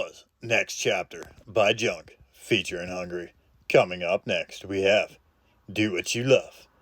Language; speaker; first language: English; native; English